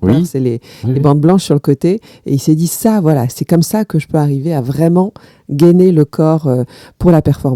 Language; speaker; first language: French; native; French